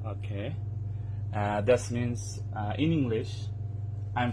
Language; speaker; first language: English; non-native, learner; Bangla